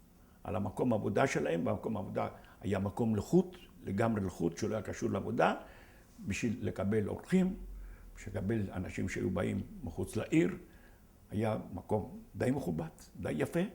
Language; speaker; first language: Hebrew; non-native, fluent; Ladino